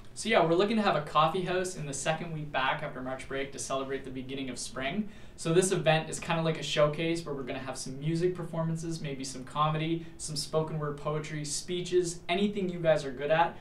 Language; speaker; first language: English; native; English